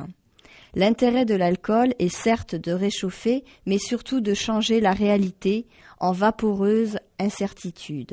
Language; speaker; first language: French; native; French